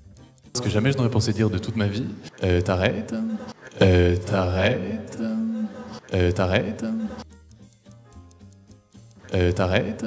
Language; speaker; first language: French; native; French